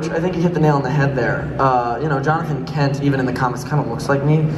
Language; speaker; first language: English; native; English